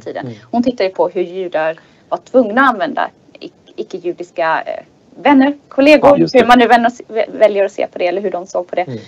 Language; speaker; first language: Swedish; native; Swedish